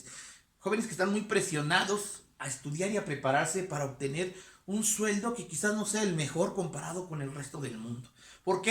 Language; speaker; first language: Spanish; native; Spanish